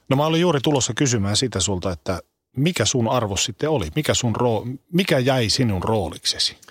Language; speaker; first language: Finnish; native; Finnish